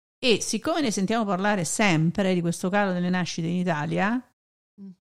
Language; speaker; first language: Italian; native; Italian